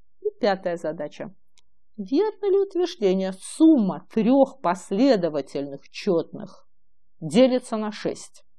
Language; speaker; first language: Russian; native; Russian